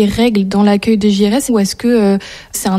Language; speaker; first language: French; native; French